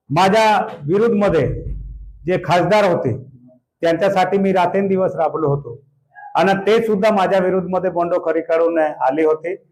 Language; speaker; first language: Marathi; non-native, local second language; Bhili